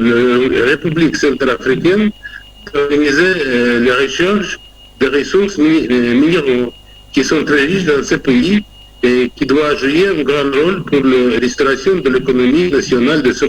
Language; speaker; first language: French; non-native, fluent; Russian